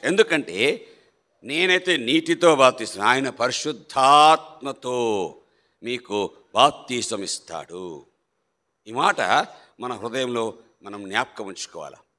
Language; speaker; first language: Telugu; non-native, local second language; Malayalam